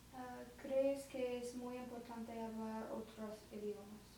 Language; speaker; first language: Spanish; non-native, learner; English